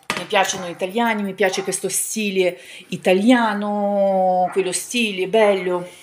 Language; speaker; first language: Italian; non-native, learner; Ukrainian